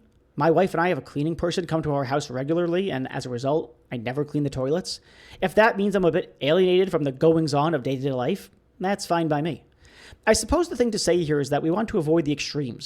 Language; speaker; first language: English; native; English